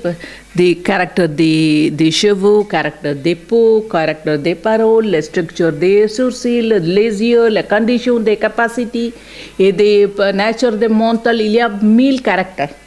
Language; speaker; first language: French; non-native, learner; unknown